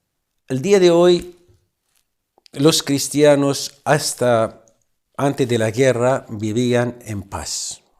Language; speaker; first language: Spanish; non-native, fluent; Arabic